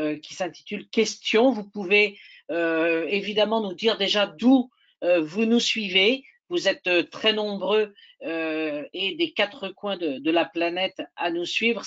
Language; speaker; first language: French; native; French